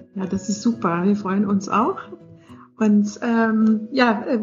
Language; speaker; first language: German; non-native, fluent; English